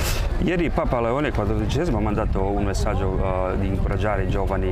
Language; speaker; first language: Italian; non-native, fluent; Croatian